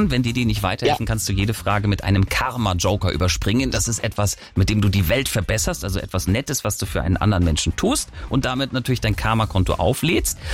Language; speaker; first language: German; native; German